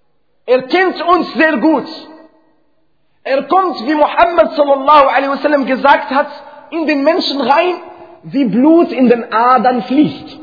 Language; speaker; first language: German; non-native, fluent; Arabic